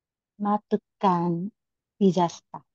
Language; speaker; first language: Finnish; non-native, learner; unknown